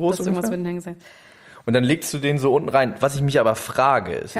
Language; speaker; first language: German; native; German